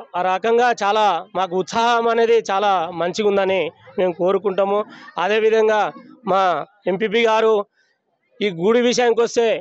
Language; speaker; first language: Telugu; non-native, local second language; Lambadi